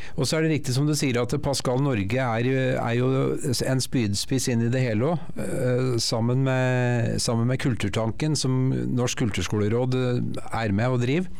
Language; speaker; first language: Norwegian; native; Norwegian